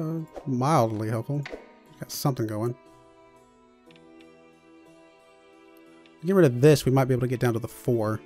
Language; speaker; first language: English; native; English